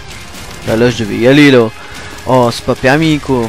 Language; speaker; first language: French; native; French